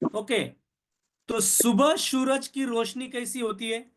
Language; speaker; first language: Hindi; non-native, local second language; Marathi